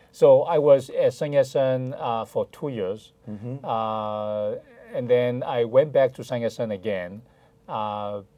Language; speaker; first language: English; non-native, fluent; Chinese